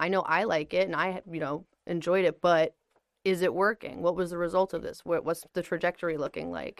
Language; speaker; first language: English; native; English